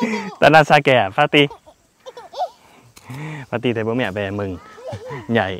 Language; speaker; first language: Vietnamese; native; Vietnamese